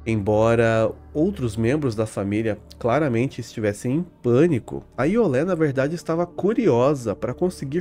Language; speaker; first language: Portuguese; native; Portuguese